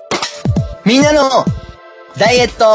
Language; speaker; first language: Japanese; native; Japanese